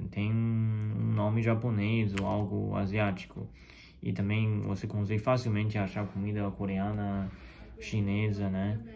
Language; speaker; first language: Portuguese; non-native, fluent; Chinese